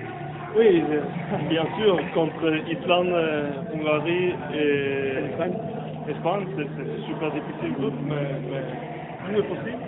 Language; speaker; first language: French; non-native, learner; Norwegian